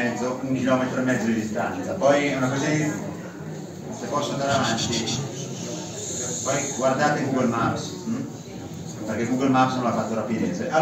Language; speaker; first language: Italian; native; Italian